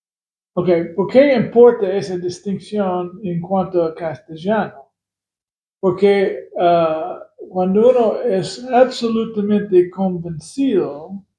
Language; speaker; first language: Spanish; non-native, fluent; English